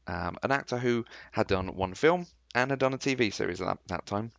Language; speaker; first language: English; native; English